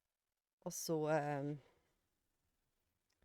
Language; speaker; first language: Swedish; native; Swedish